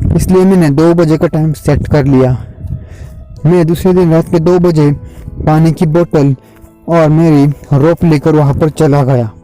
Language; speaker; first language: Hindi; non-native, local second language; Marathi